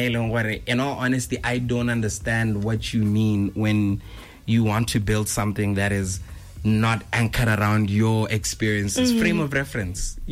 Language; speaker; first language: English; non-native, local second language; Tswana